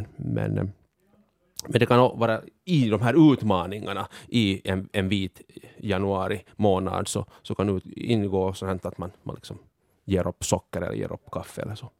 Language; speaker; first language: Swedish; native; Swedish